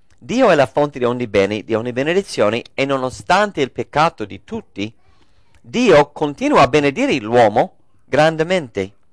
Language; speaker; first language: Italian; early bilingual, heritage; English